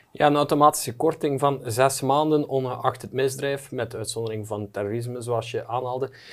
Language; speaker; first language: Dutch; native; Dutch